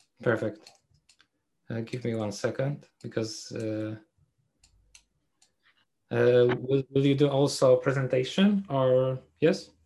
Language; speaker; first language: English; non-native, fluent; Polish